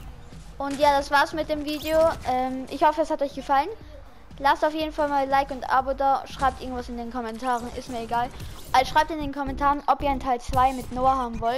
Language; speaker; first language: German; native; German